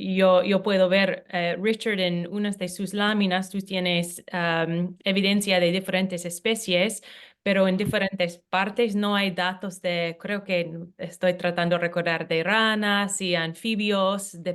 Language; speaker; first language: Spanish; non-native, fluent; English